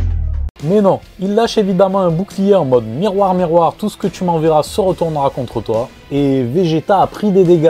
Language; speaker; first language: French; native; French